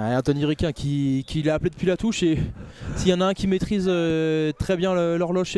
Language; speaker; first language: French; native; French